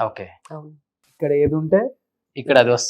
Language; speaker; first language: Telugu; native; Telugu